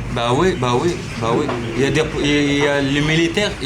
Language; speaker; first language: French; non-native, learner; Arabic